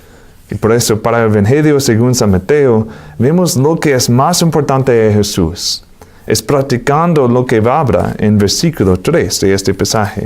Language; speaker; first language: Spanish; non-native, fluent; English